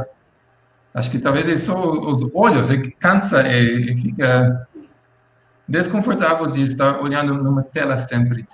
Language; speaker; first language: Portuguese; non-native, fluent; English